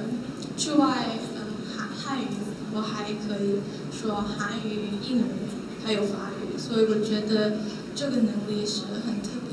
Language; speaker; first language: Chinese; non-native, learner; Korean